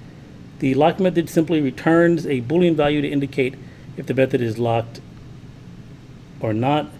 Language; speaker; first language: English; native; English